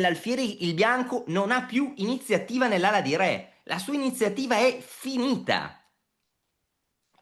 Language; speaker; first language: Italian; native; Italian